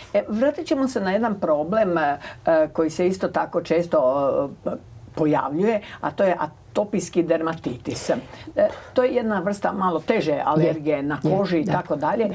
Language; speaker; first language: Croatian; native; Croatian